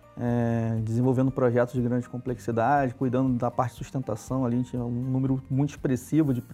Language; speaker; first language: Portuguese; native; Portuguese